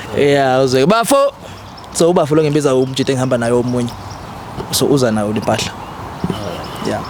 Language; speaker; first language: Zulu; native; Zulu